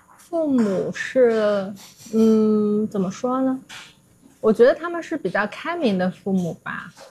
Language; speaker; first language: Chinese; native; Chinese